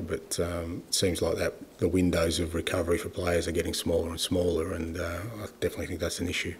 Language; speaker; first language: English; native; English